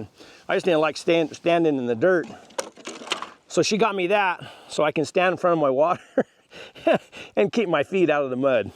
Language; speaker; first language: English; native; English